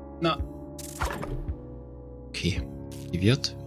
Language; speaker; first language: German; native; German